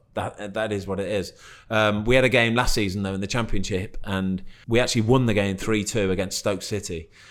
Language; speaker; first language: English; native; English